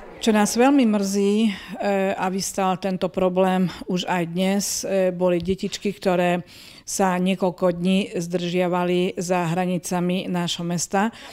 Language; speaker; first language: Slovak; native; Slovak